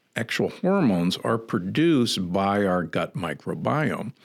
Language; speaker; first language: English; native; English